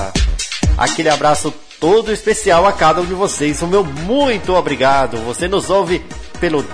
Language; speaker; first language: Portuguese; native; Portuguese